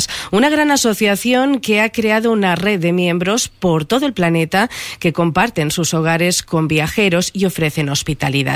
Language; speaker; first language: Spanish; native; Spanish